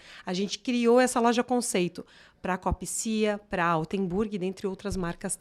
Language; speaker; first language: Portuguese; native; Portuguese